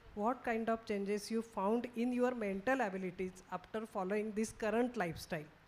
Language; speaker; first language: English; non-native, local second language; Marathi